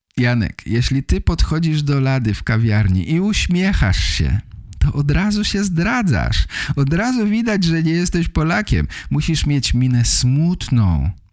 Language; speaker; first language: Polish; native; Polish